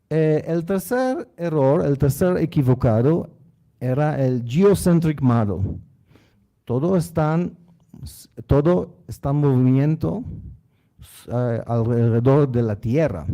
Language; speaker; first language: Spanish; non-native, learner; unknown